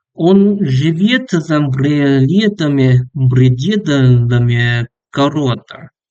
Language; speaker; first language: Russian; non-native, learner; English